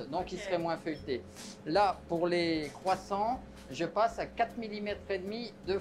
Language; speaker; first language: French; native; French